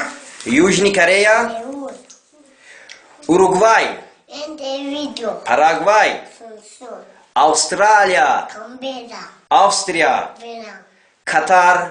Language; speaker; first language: Russian; non-native, local second language; Tajik